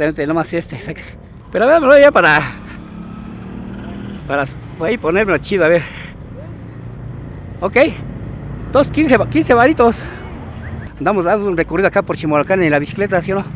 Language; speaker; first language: Spanish; native; Spanish